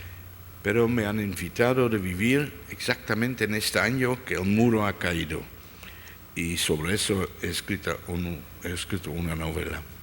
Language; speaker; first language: Spanish; non-native, fluent; Dutch